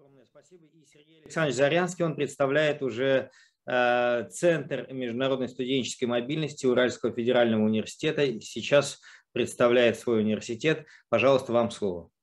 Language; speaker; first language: Russian; native; Russian